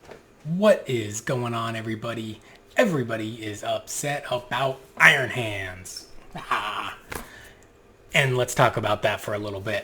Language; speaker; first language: English; native; English